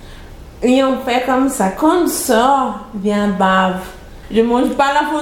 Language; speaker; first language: French; non-native, learner; Portuguese